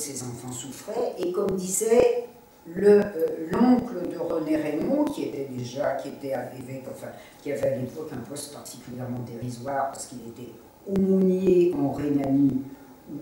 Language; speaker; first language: French; native; French